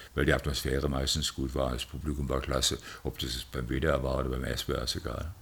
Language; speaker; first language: German; native; German